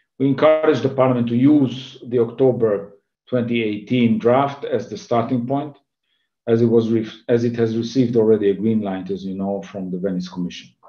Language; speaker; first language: English; non-native, fluent; Hungarian